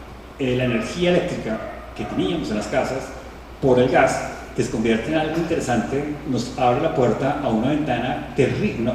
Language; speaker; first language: Spanish; native; Spanish